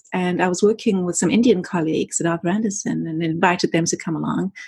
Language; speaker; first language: English; native; English